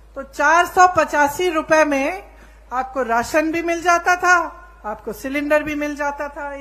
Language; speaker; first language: Hindi; native; Hindi